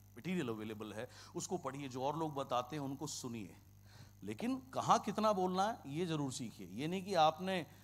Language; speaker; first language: Hindi; non-native, local second language; Kannada